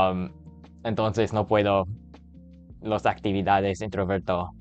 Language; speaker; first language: Spanish; non-native, learner; English